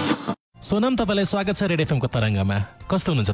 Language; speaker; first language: Nepali; native; Nepali